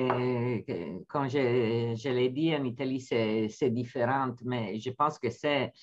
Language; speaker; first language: French; non-native, fluent; Italian